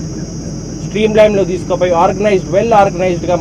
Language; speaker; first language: Telugu; native; Telugu